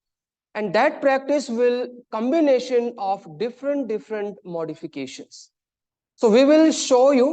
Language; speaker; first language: English; non-native, local second language; Hindi